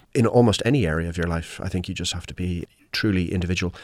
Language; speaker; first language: English; native; English